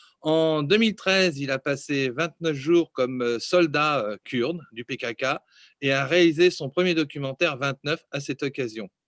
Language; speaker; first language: French; native; French